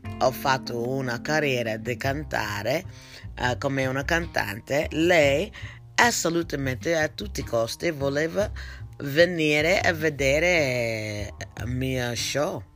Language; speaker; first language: Italian; non-native, learner; English